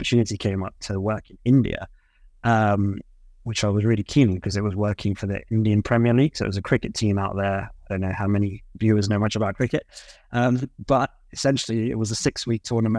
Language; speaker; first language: English; native; English